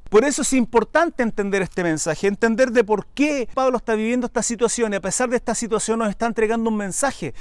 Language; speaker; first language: Spanish; native; Spanish